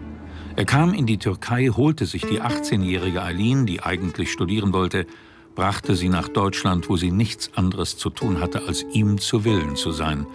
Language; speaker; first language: German; native; German